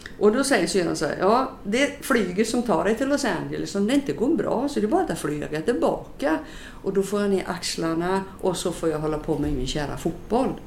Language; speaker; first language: Swedish; native; Swedish